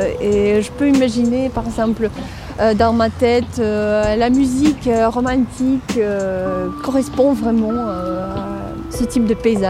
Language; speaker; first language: French; non-native, fluent; Russian